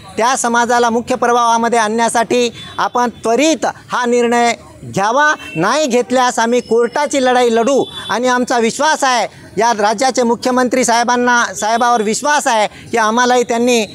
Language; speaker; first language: Marathi; non-native, local second language; Lambadi